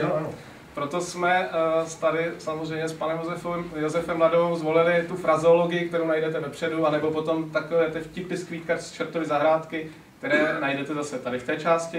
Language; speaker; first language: Czech; native; Czech